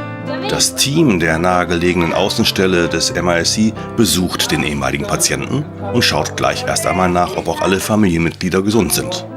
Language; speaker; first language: German; native; German